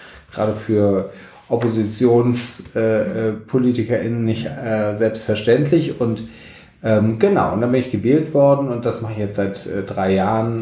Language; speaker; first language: German; native; German